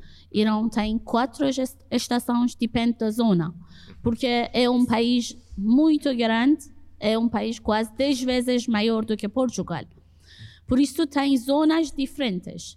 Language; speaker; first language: Portuguese; non-native, fluent; Persian